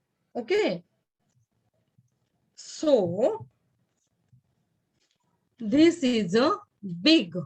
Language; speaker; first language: English; non-native, learner; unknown